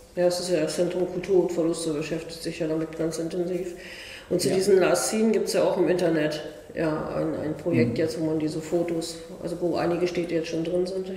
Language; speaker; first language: German; native; German